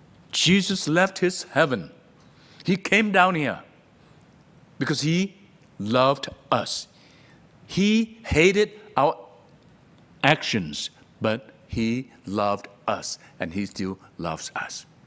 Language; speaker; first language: English; non-native, fluent; Vietnamese